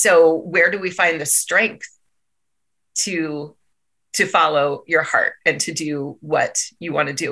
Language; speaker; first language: English; native; English